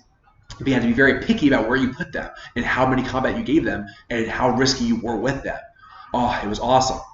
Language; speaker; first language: English; native; English